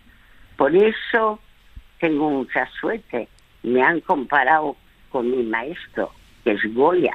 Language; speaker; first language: Spanish; early bilingual, other home language; French